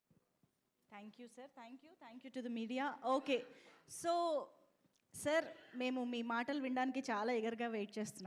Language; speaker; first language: Telugu; native; Telugu